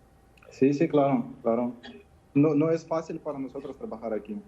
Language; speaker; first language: Spanish; non-native, fluent; Ukrainian